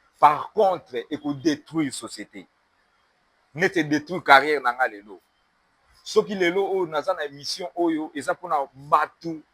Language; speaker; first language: Lingala; native; Lingala